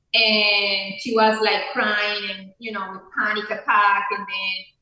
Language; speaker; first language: English; non-native, fluent; Spanish